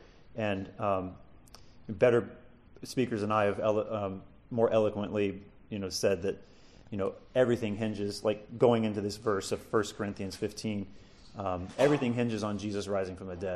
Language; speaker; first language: English; native; English